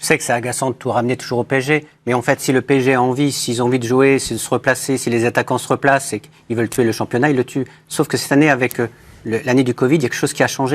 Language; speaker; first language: French; native; French